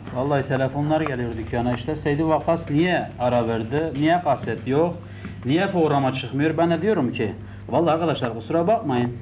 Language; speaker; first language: Turkish; native; Turkish